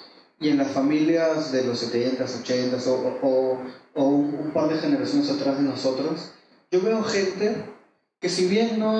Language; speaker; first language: Spanish; native; Spanish